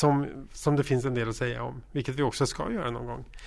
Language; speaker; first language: Swedish; native; Swedish